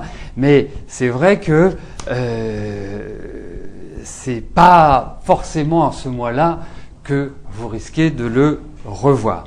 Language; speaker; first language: French; native; French